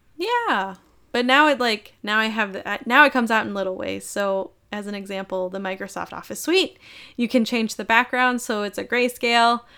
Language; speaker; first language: English; native; English